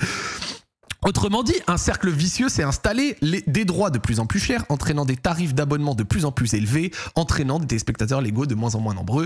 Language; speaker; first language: French; native; French